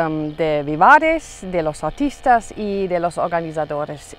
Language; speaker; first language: Spanish; non-native, fluent; German